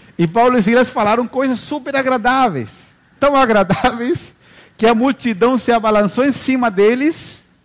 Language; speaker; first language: Portuguese; non-native, fluent; Spanish